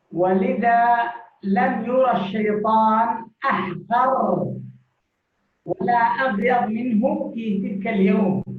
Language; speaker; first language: Arabic; native; Arabic